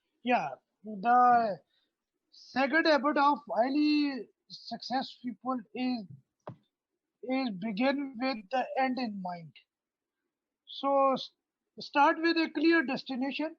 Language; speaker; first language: English; non-native, learner; Turkish